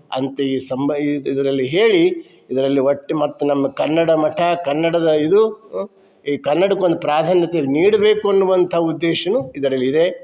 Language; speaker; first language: Kannada; native; Kannada